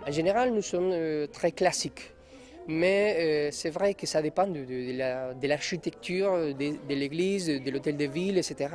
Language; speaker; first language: French; non-native, learner; Spanish